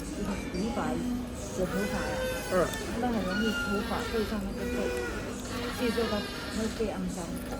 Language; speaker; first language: Chinese; native; Chinese